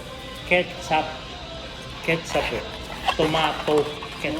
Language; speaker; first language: Japanese; non-native, learner; Filipino